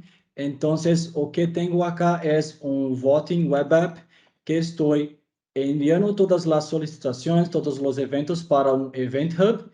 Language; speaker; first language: Spanish; non-native, fluent; Portuguese